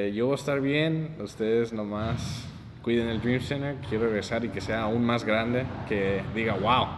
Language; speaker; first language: Spanish; early bilingual, heritage; Spanish